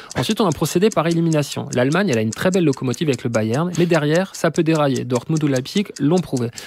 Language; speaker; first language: French; native; French